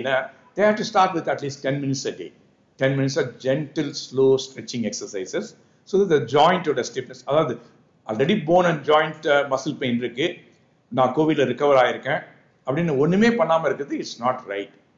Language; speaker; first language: English; non-native, local second language; Tamil